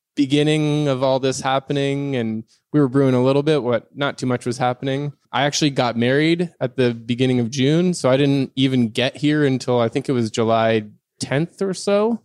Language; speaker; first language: English; non-native, fluent; French